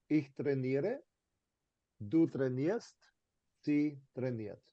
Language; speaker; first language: German; non-native, fluent; English